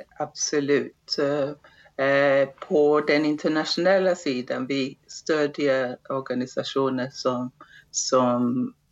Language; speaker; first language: Swedish; non-native, fluent; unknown